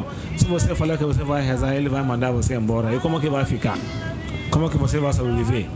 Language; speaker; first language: Portuguese; non-native, learner; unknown